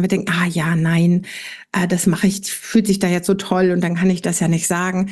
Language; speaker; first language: German; native; German